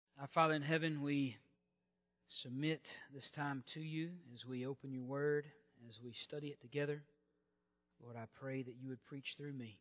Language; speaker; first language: English; native; English